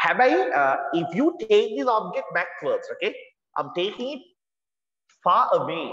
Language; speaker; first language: English; non-native, local second language; Sinhala